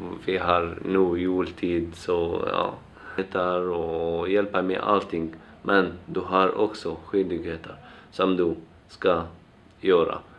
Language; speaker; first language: Swedish; non-native, fluent; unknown